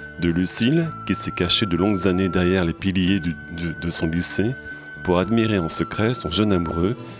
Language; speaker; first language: French; native; French